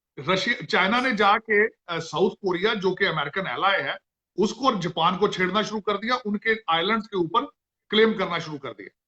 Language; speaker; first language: Urdu; non-native, local second language; Punjabi